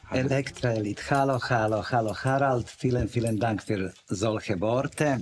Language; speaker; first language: German; non-native, learner; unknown